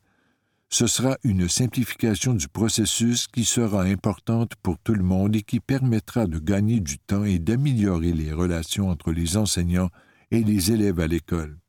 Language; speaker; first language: French; native; French